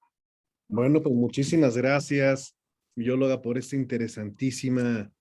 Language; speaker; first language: Spanish; native; Spanish